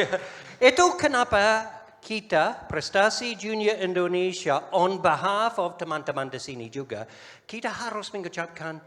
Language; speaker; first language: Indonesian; non-native, fluent; English